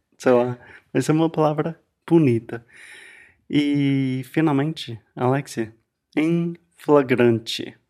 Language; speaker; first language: Portuguese; non-native, fluent; English